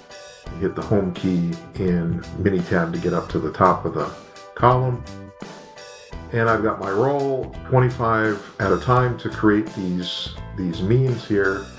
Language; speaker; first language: English; native; English